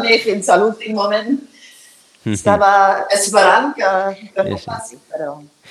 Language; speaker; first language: Catalan; non-native, fluent; English